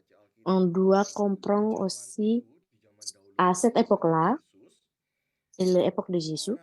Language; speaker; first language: French; non-native, learner; Indonesian